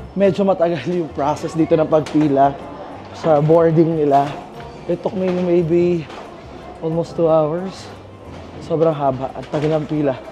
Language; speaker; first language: Filipino; native; Filipino